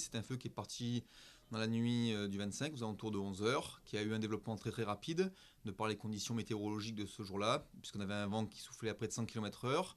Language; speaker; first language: French; native; French